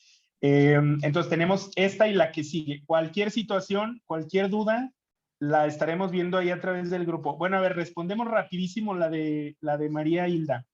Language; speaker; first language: Spanish; native; Spanish